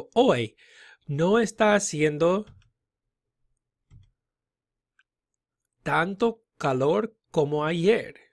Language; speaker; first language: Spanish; non-native, fluent; English